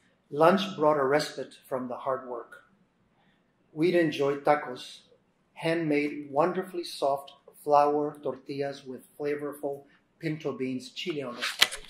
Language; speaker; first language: English; native; English